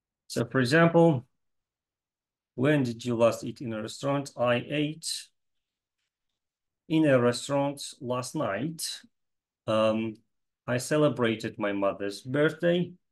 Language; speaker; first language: English; non-native, fluent; Kazakh